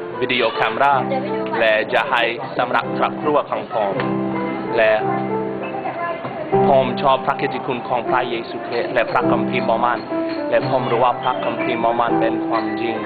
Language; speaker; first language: Thai; non-native, learner; English